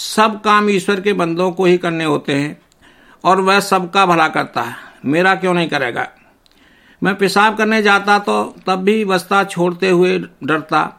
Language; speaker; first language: Hindi; native; Hindi